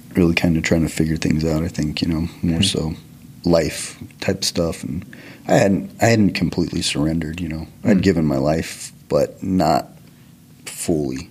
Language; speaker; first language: English; native; English